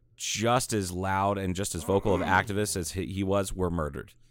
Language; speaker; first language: English; native; English